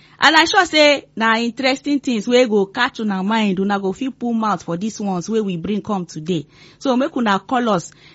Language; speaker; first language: Nigerian Pidgin; non-native, local second language; Igbo